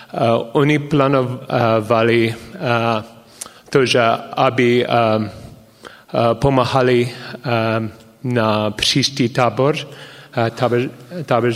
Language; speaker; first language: Czech; non-native, learner; English